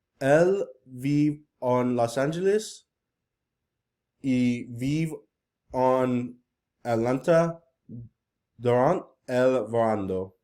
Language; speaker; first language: Spanish; non-native, learner; English